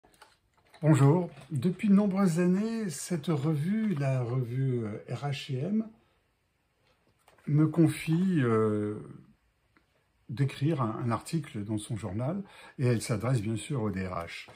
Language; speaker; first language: French; native; French